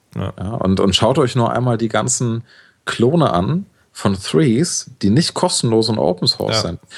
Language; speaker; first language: German; native; German